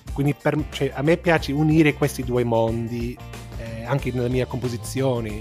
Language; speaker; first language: Italian; early bilingual, heritage; English